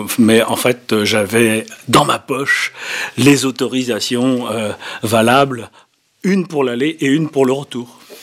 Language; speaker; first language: French; native; French